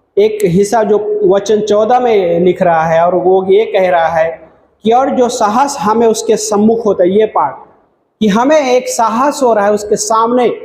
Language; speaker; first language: Hindi; non-native, local second language; Marathi